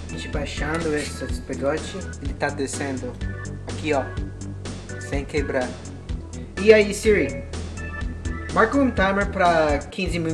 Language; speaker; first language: Portuguese; non-native, learner; English